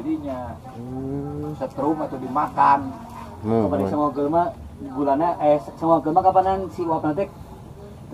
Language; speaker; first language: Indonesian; non-native, local second language; Sundanese